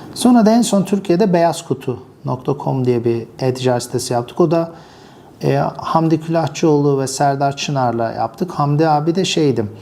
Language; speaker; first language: Turkish; early bilingual, other home language; English